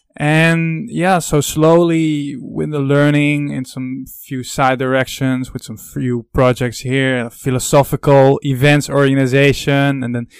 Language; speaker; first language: English; non-native, fluent; Dutch